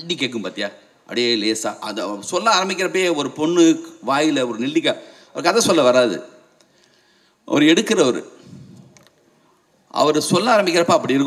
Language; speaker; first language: Tamil; native; Tamil